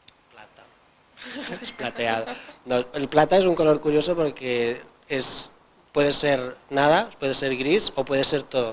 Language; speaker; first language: Spanish; non-native, local second language; Catalan